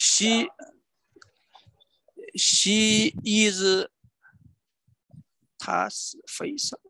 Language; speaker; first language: English; non-native, learner; Vietnamese